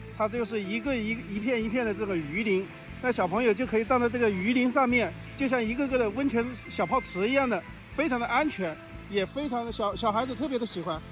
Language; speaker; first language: Chinese; non-native, local second language; Hakka Chinese